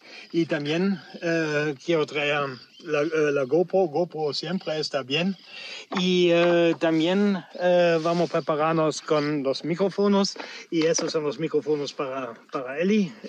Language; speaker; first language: Spanish; non-native, learner; German